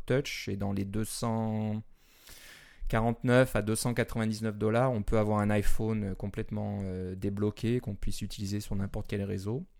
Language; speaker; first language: French; native; French